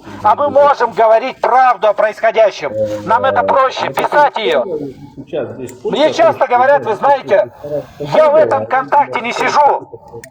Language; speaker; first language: Russian; native; Russian